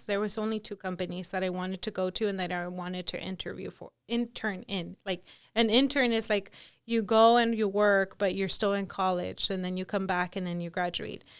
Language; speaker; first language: English; early bilingual, other home language; Spanish